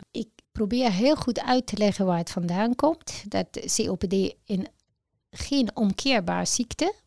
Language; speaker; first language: Dutch; non-native, fluent; Arabic